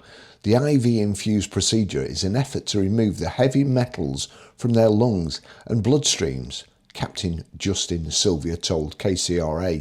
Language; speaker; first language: English; native; English